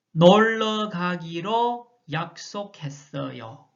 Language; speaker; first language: Korean; non-native, fluent; Chinese